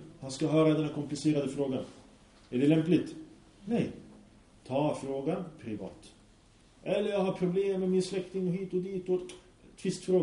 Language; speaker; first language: Swedish; early bilingual, other home language; Arabic